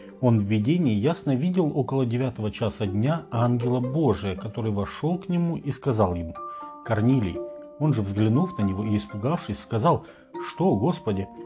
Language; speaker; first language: Russian; native; Russian